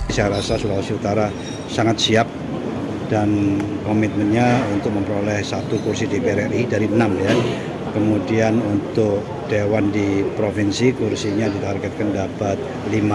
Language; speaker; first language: Indonesian; native; Indonesian